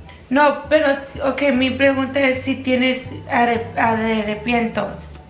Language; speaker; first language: Spanish; early bilingual, heritage; Spanish